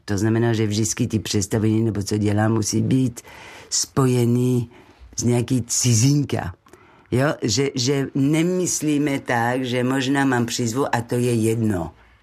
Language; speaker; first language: Czech; non-native, fluent; French